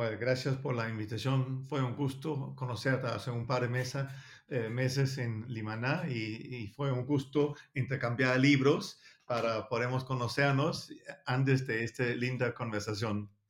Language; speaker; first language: Spanish; non-native, learner; Danish